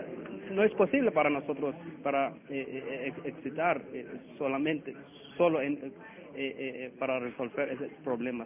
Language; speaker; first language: Spanish; non-native, learner; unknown